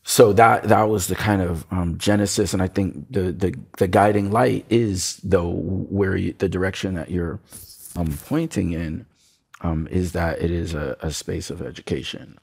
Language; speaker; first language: English; native; English